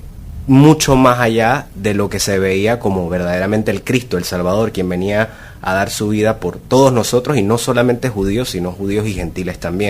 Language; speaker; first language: Spanish; native; Spanish